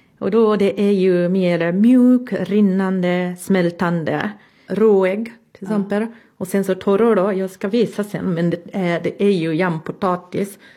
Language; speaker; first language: Swedish; non-native, fluent; Japanese